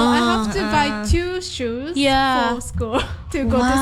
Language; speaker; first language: English; non-native, learner; Japanese